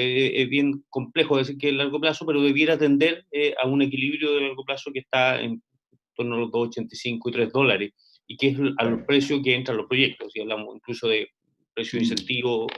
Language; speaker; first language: Spanish; native; Spanish